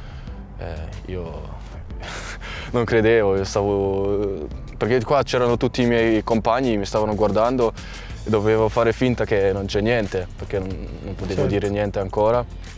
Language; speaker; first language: Italian; non-native, fluent; German